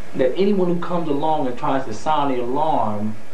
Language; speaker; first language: English; native; English